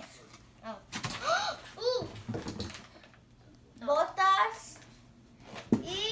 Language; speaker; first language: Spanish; early bilingual, heritage; Spanish